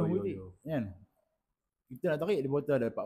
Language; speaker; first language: Malay; native; Malay